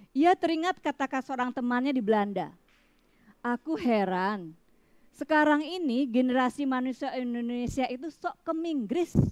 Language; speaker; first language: Indonesian; native; Indonesian